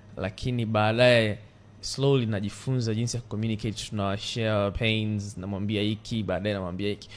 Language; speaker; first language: Swahili; native; Swahili